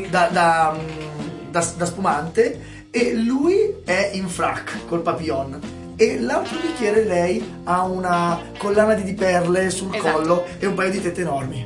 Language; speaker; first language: Italian; native; Italian